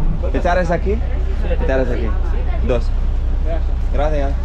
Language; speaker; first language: Spanish; non-native, learner; Arabic